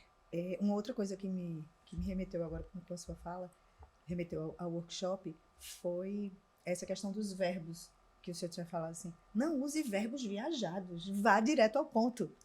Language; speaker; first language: Portuguese; native; Portuguese